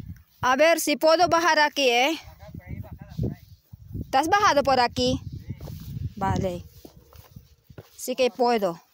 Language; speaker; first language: Spanish; non-native, fluent; Filipino